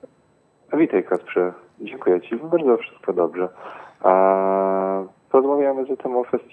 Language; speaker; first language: Polish; native; Polish